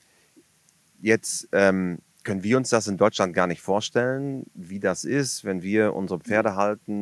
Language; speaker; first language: German; native; German